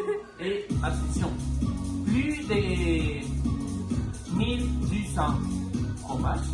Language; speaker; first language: French; non-native, learner; Spanish